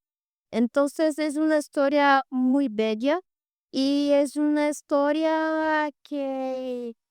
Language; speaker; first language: Spanish; non-native, fluent; Portuguese